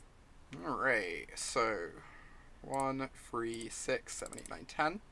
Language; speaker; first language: English; native; English